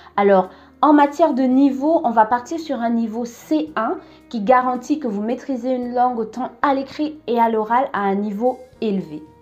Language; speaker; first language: French; native; French